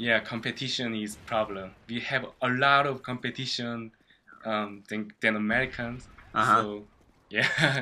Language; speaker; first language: English; non-native, learner; Korean